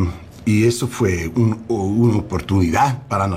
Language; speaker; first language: Spanish; early bilingual, heritage; English